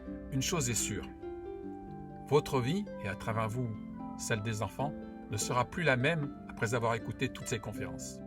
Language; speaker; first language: French; native; French